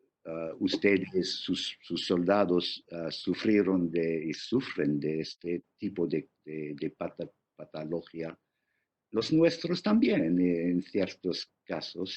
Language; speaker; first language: Spanish; non-native, fluent; English